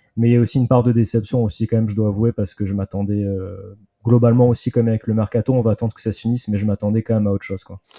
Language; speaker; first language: French; native; French